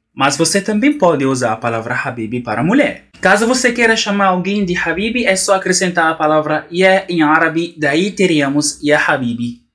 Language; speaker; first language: Portuguese; non-native, fluent; Arabic